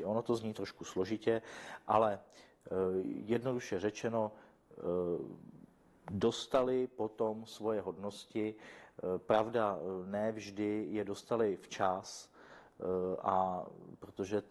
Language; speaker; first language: Czech; native; Czech